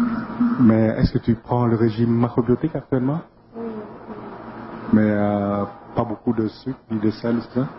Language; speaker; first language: French; non-native, fluent; Vietnamese